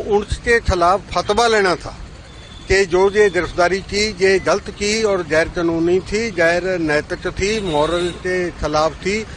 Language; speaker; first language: Hindi; non-native, local second language; Punjabi